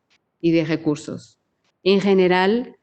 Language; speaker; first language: Spanish; non-native, fluent; Portuguese